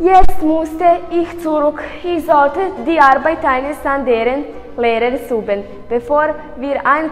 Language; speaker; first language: German; non-native, learner; Serbian